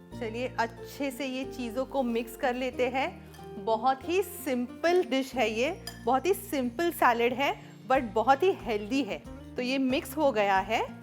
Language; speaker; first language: Hindi; non-native, local second language; Marathi